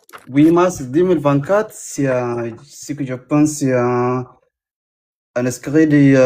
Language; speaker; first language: French; non-native, learner; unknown